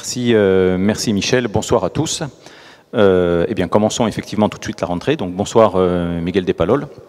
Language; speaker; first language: French; native; French